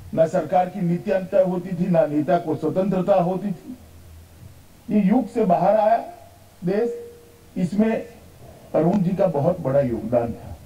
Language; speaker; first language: Hindi; non-native, local second language; Gujarati